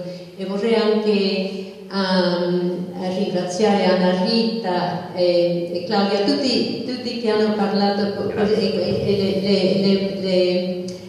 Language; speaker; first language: Italian; non-native, fluent; English